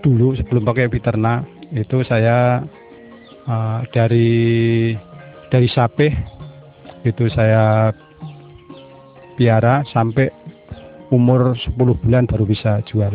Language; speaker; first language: Indonesian; non-native, local second language; Javanese